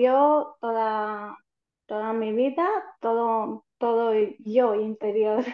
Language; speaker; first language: Spanish; non-native, fluent; Romanian